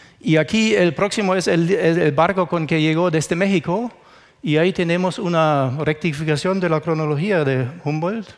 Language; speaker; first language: Spanish; non-native, fluent; German